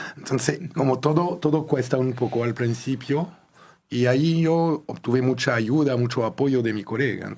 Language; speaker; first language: Spanish; non-native, fluent; French